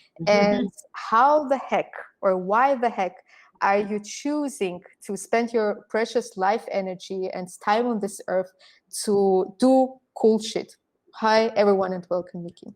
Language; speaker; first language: English; non-native, fluent; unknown